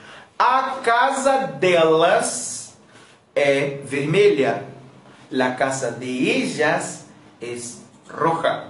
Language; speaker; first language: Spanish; non-native, fluent; Portuguese